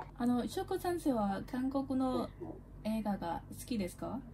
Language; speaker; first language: Japanese; non-native, learner; Burmese